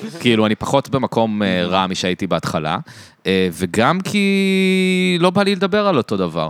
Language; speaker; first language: Hebrew; native; Hebrew